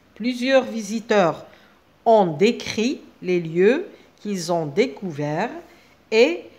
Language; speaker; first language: French; non-native, local second language; Arabic